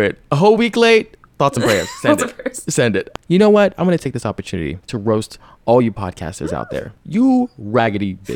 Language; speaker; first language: English; non-native, local second language; Yoruba